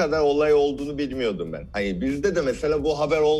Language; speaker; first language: Turkish; non-native, fluent; Korean